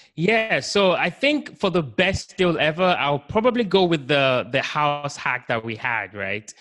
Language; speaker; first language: English; non-native, local second language; Yoruba